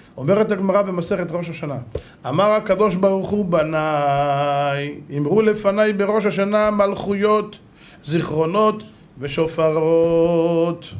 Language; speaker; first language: Hebrew; native; Hebrew